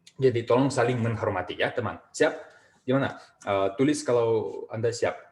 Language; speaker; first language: Indonesian; non-native, fluent; Russian